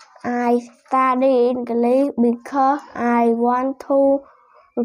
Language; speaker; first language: English; non-native, learner; Khmer